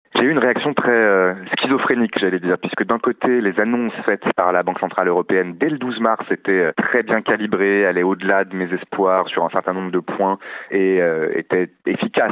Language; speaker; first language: French; native; French